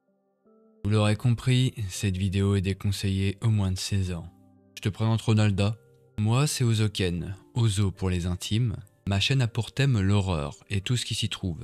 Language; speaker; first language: French; native; French